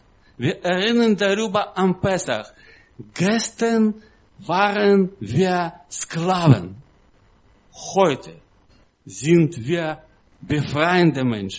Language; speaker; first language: German; non-native, learner; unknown